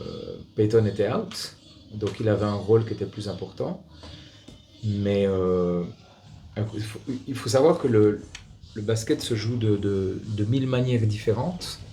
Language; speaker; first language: French; native; French